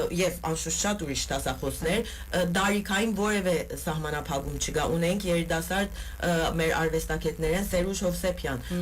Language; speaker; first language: Armenian; early bilingual, heritage; Armenian